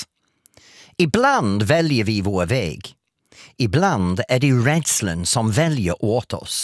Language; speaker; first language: Swedish; non-native, fluent; English